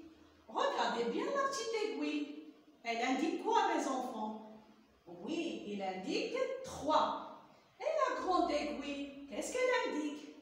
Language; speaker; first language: French; non-native, local second language; Arabic